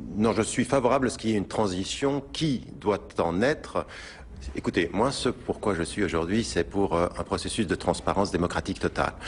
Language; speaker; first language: French; early bilingual, other home language; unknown